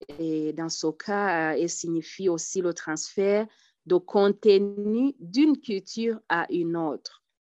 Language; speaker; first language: French; non-native, local second language; Rundi